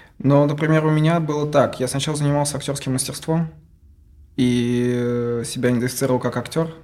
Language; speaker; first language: Russian; native; Russian